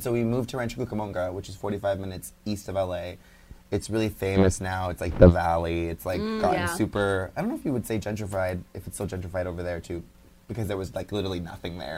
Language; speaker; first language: English; early bilingual, other home language; Spanish